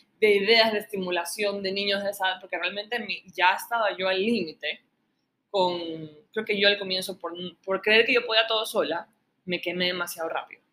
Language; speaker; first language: Spanish; native; Spanish